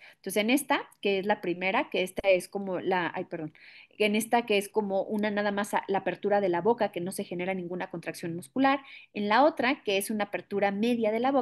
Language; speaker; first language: Spanish; native; Spanish